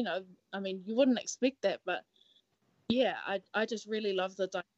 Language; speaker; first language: English; native; English